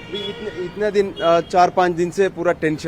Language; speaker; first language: Hindi; non-native, local second language; Telugu